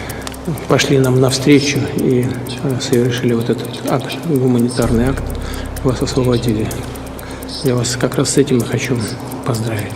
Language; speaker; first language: Russian; native; Russian